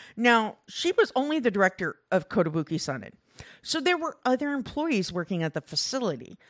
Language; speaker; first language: English; early bilingual, other home language; Korean